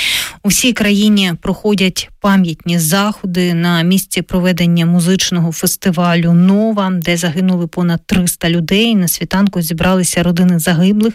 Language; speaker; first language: Ukrainian; native; Ukrainian